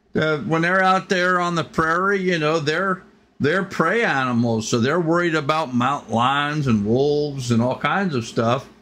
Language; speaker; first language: English; native; English